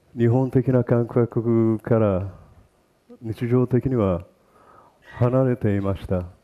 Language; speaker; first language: Japanese; early bilingual, heritage; Portuguese